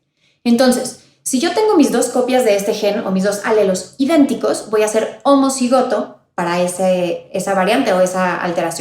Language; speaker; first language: Spanish; native; Spanish